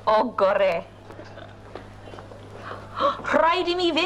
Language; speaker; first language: Welsh; non-native, local second language; English